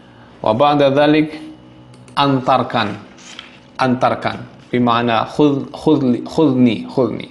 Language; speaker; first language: Arabic; non-native, fluent; Javanese